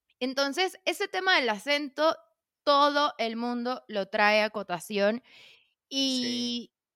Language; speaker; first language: Spanish; native; Spanish